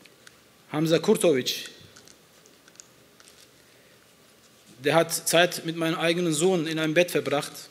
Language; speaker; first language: German; early bilingual, other home language; Turkish